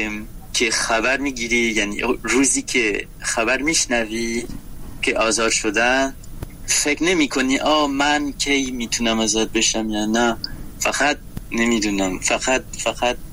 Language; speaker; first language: Persian; non-native, learner; French